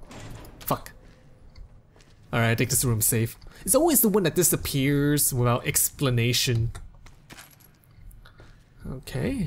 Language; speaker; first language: English; native; English